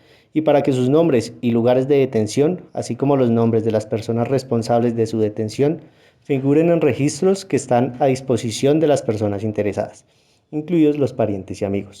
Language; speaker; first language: Spanish; native; Spanish